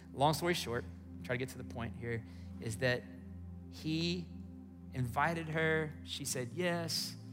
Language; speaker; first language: English; native; English